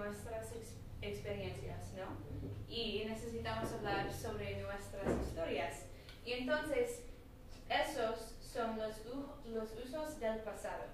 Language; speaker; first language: Spanish; non-native, learner; English